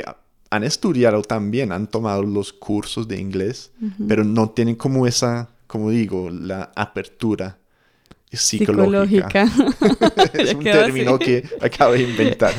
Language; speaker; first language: Spanish; non-native, fluent; English